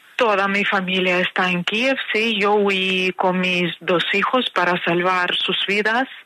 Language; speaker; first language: Spanish; non-native, fluent; Ukrainian